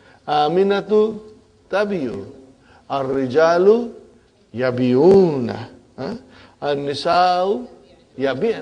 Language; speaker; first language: Arabic; non-native, fluent; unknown